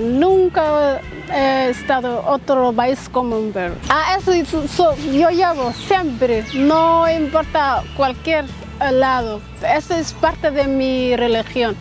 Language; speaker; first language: Spanish; non-native, learner; Somali